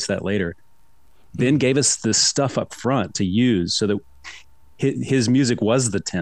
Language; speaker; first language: English; native; English